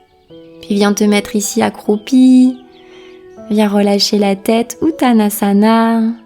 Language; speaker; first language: French; native; French